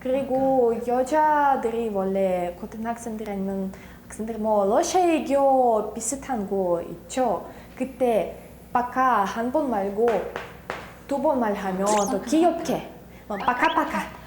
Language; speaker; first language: Korean; non-native, fluent; Russian